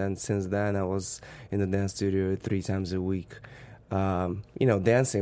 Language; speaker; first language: English; non-native, fluent; Russian